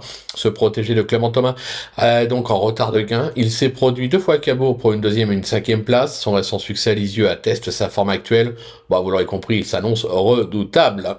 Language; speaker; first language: French; native; French